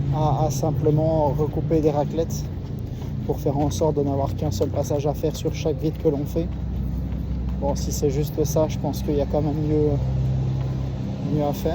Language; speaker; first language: French; native; French